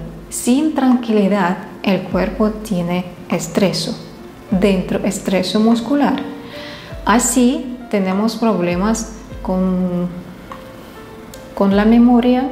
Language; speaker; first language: Spanish; non-native, fluent; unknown